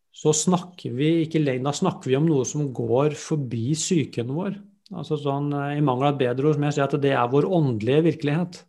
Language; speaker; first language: Norwegian; native; Norwegian